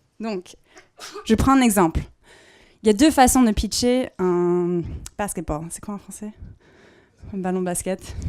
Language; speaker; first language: French; non-native, fluent; English